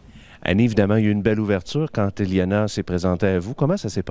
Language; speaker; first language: French; native; French